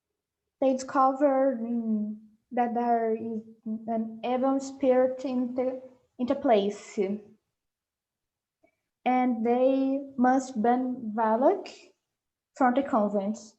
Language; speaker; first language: English; non-native, learner; Portuguese